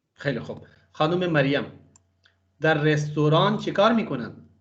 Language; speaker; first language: Persian; non-native, fluent; Urdu